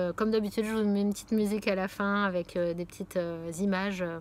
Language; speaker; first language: French; native; French